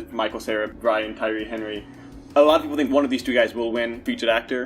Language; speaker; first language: English; native; English